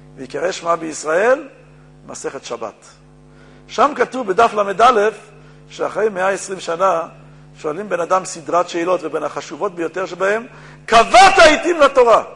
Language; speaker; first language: Hebrew; native; Hebrew